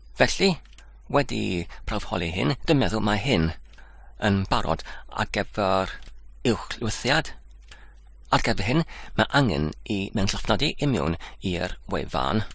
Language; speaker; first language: Welsh; non-native, fluent; English